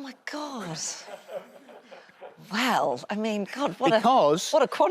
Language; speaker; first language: English; native; English